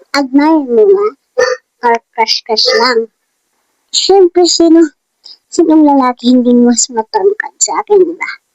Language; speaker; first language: Filipino; non-native, local second language; Hiligaynon